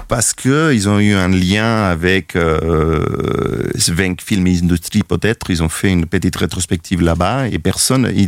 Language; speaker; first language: French; non-native, fluent; Spanish